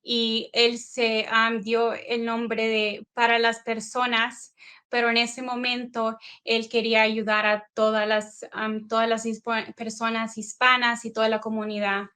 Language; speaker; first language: Spanish; early bilingual, heritage; Spanish